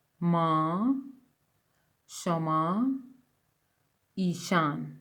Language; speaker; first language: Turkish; non-native, fluent; Persian